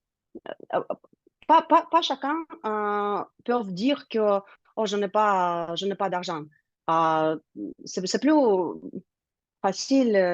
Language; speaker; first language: French; non-native, learner; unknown